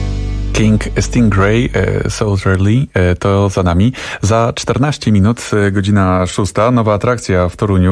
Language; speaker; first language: Polish; native; Polish